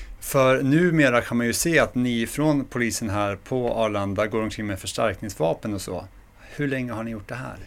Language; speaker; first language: Swedish; native; Swedish